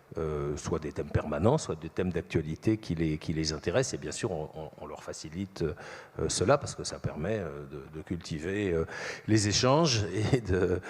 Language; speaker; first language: French; native; French